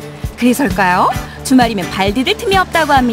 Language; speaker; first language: Korean; native; Korean